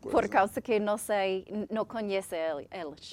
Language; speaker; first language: Portuguese; non-native, learner; English